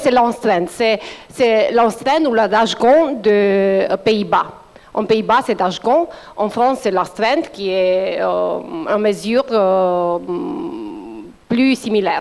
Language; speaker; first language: French; non-native, fluent; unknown